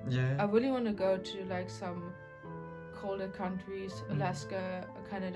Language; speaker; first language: English; non-native, fluent; German